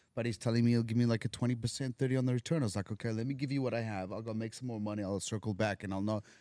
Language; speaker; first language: English; native; English